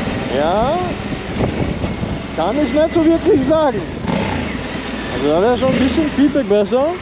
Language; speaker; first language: German; native; German